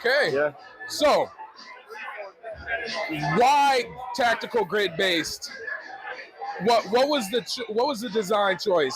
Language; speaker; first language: English; native; English